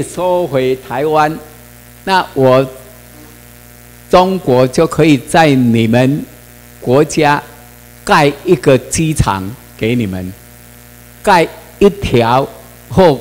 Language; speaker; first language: Chinese; non-native, local second language; Min Nan Chinese